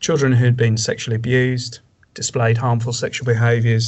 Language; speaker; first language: English; native; English